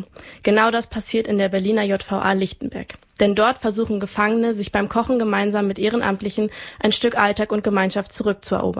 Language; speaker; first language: German; native; German